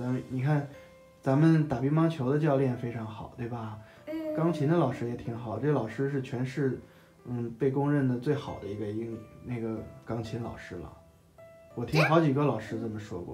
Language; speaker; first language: Chinese; native; Chinese